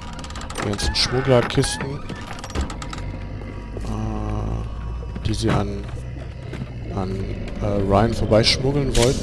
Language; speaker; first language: German; native; German